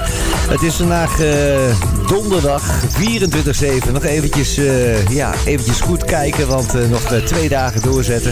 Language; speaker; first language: Dutch; native; Dutch